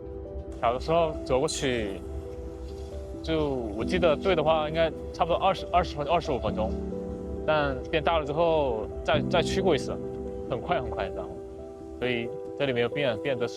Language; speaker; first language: Chinese; non-native, fluent; Korean